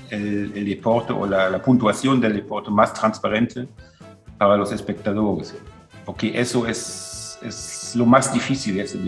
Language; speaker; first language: Spanish; non-native, fluent; German